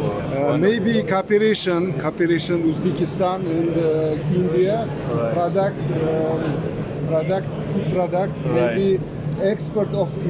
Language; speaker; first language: English; non-native, learner; Uzbek